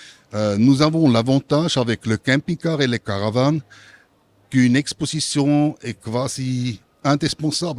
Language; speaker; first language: French; non-native, local second language; German